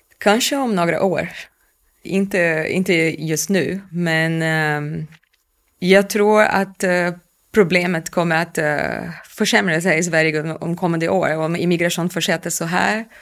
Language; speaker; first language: Swedish; non-native, fluent; Portuguese